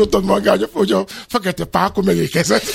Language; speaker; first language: Hungarian; non-native, learner; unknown